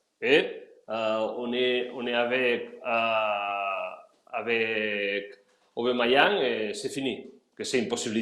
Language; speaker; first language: French; non-native, fluent; Spanish